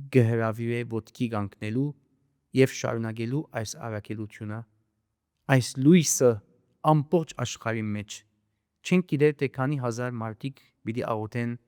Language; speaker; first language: Armenian; early bilingual, heritage; Armenian